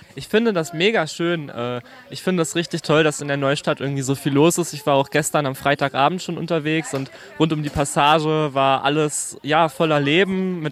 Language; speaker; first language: German; native; German